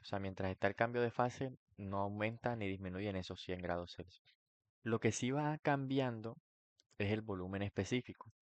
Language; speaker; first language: Spanish; native; Spanish